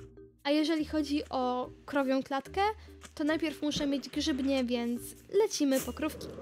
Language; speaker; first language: Polish; native; Polish